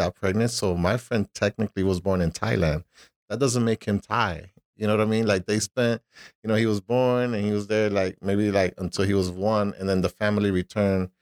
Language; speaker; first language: English; early bilingual, other home language; Spanish